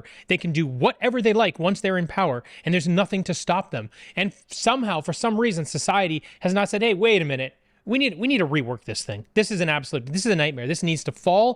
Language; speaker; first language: English; native; English